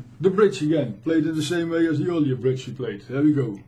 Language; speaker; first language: English; non-native, fluent; Dutch